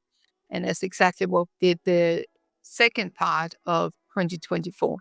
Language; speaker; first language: English; non-native, fluent; Danish